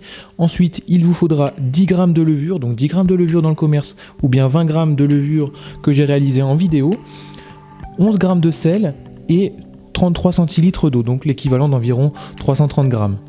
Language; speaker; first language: French; native; French